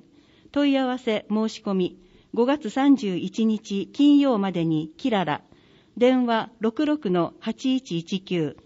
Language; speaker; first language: Japanese; native; Japanese